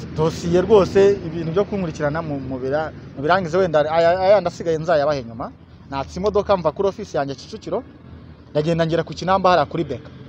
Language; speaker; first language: Kinyarwanda; native; Kinyarwanda